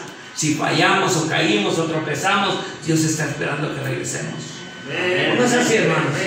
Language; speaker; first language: Spanish; native; Spanish